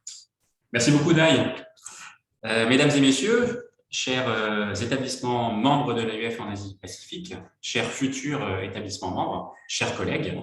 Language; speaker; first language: French; native; French